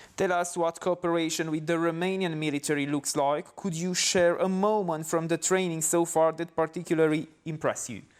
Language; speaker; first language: English; non-native, fluent; Romanian